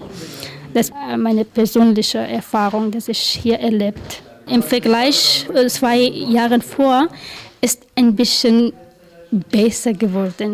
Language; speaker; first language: German; non-native, learner; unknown